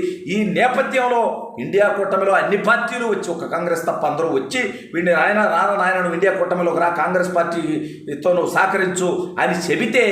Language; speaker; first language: Telugu; native; Telugu